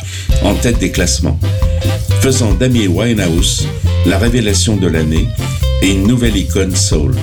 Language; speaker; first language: French; native; French